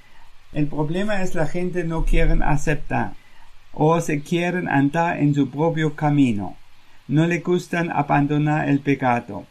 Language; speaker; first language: Spanish; non-native, fluent; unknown